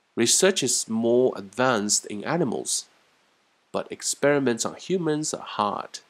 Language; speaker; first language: English; non-native, fluent; Chinese